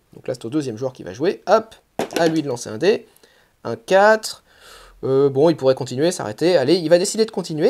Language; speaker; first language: French; native; French